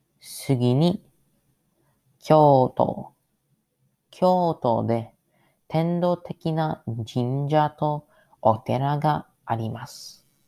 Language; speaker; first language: Japanese; non-native, learner; English